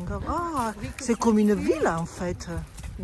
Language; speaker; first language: French; non-native, learner; Armenian